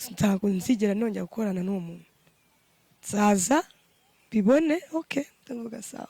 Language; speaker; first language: Kinyarwanda; native; Kinyarwanda